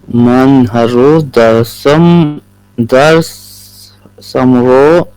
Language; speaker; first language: Persian; non-native, learner; Urdu